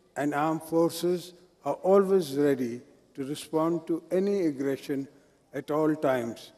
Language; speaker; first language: English; non-native, local second language; Sindhi